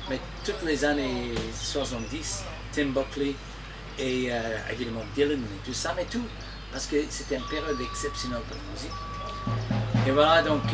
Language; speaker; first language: French; non-native, fluent; English